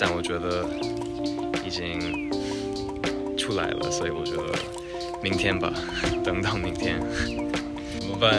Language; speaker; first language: Chinese; non-native, fluent; Japanese